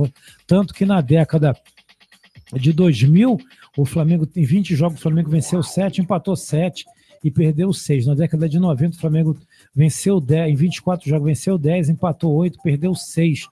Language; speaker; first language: Portuguese; native; Portuguese